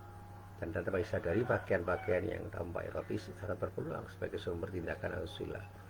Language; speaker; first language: Indonesian; native; Indonesian